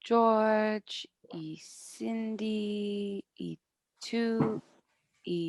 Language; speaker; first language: Spanish; non-native, learner; English